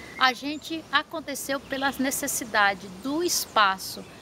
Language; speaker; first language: Portuguese; native; Portuguese